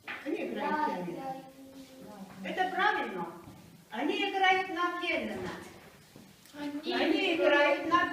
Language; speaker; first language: Russian; non-native, fluent; Mongolian